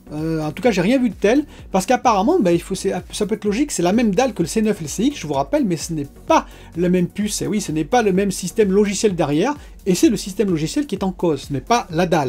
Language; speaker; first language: French; native; French